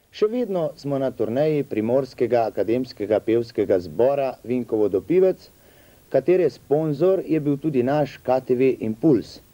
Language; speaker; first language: Slovenian; native; Slovenian